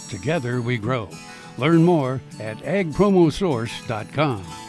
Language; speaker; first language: English; native; English